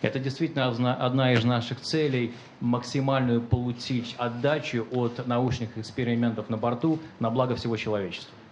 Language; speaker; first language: Russian; native; Russian